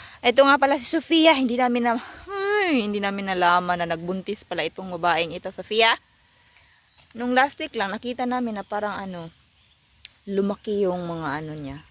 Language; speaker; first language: Filipino; non-native, local second language; Cebuano